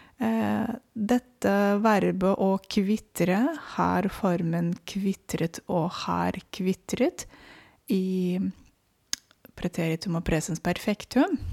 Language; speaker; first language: Norwegian; non-native, fluent; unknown